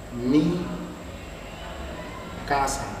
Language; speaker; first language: Spanish; non-native, learner; Haitian Creole